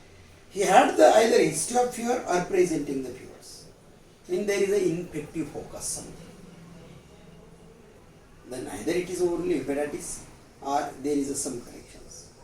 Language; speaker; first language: English; non-native, local second language; Marathi